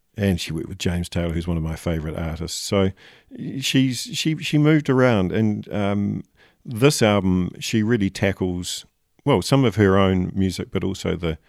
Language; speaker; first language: English; native; English